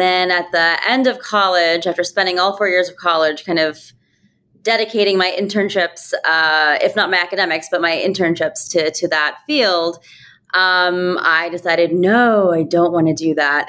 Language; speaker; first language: English; native; English